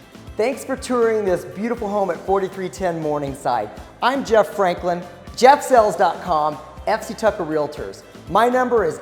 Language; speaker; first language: English; native; English